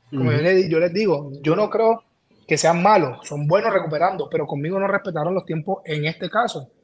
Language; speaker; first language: Spanish; native; Spanish